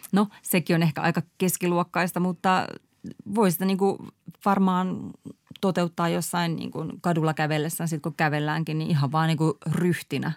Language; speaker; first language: Finnish; native; Finnish